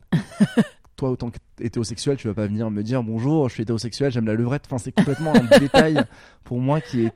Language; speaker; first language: French; non-native, local second language; Arabic